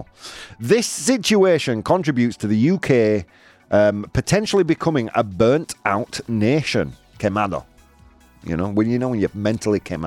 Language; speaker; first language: English; native; English